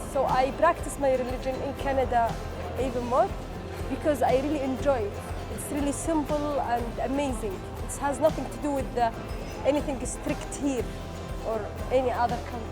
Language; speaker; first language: English; non-native, fluent; Arabic